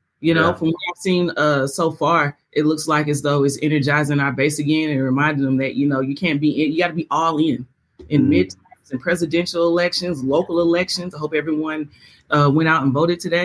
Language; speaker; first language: English; native; English